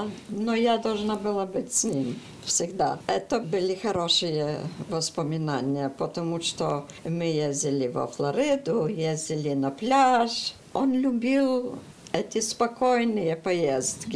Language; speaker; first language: Russian; early bilingual, heritage; Russian